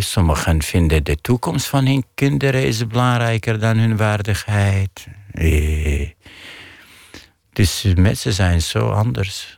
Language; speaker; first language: Dutch; non-native, fluent; Arabic